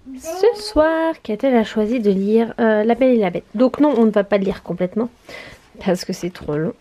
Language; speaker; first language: French; native; French